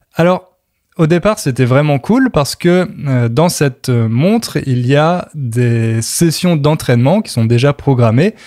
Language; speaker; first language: French; native; French